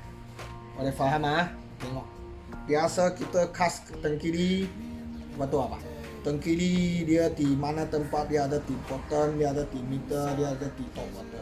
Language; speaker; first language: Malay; non-native, local second language; Chinese